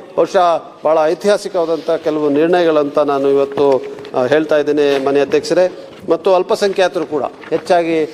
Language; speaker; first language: Kannada; non-native, local second language; Kodava